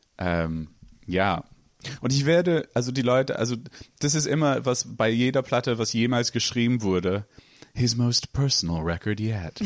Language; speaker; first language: German; non-native, fluent; English